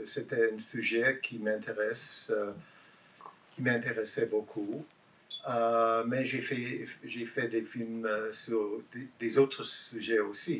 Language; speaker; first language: French; non-native, learner; English